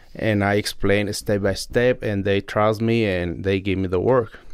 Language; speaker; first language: English; non-native, learner; Spanish